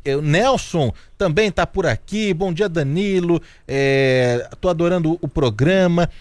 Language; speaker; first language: Portuguese; native; Portuguese